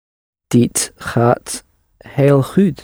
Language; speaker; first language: Dutch; non-native, learner; English